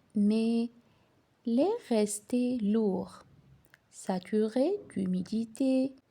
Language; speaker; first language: French; non-native, local second language; Arabic